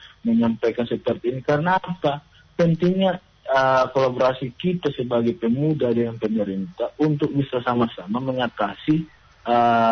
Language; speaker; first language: Indonesian; native; Indonesian